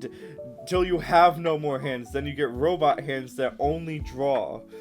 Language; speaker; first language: English; native; English